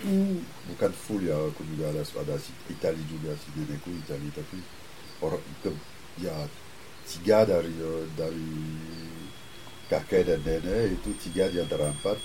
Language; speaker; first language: Indonesian; non-native, fluent; French